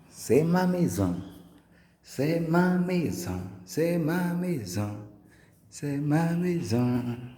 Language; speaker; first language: French; non-native, learner; Haitian Creole